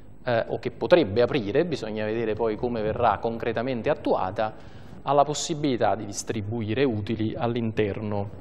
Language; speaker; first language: Italian; native; Italian